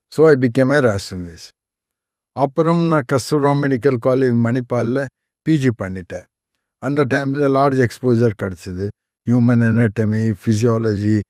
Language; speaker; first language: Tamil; non-native, fluent; Konkani